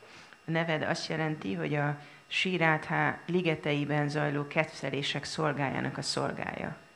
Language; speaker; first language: Hungarian; native; Hungarian